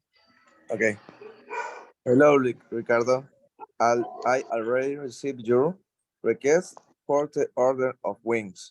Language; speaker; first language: English; non-native, learner; Spanish